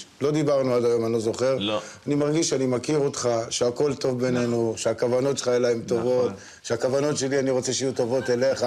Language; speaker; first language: Hebrew; native; Hebrew